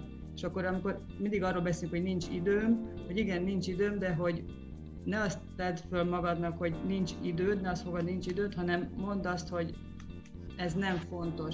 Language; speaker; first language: Hungarian; native; Hungarian